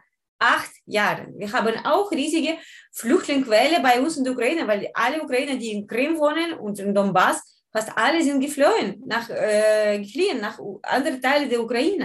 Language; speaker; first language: German; non-native, learner; Ukrainian